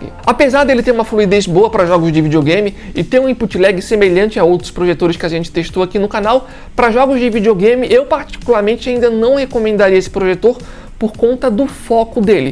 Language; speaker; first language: Portuguese; native; Portuguese